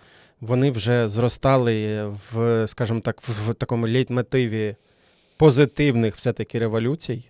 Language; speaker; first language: Ukrainian; native; Ukrainian